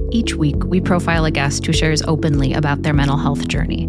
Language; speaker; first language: English; native; English